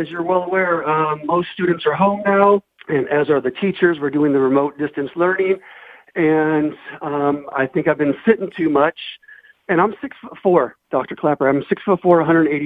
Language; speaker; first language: English; native; English